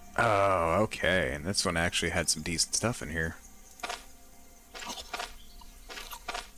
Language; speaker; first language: English; native; English